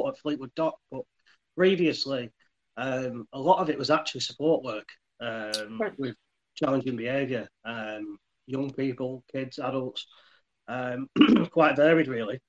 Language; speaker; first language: English; native; English